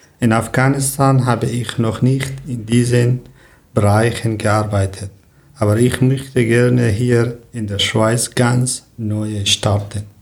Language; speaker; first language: German; non-native, learner; Persian